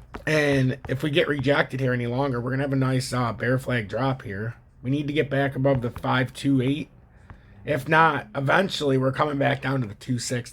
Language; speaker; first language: English; native; English